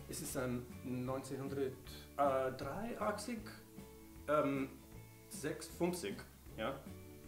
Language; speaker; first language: German; non-native, learner; English